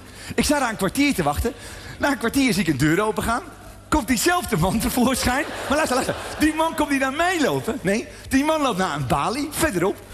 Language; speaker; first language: Dutch; native; Dutch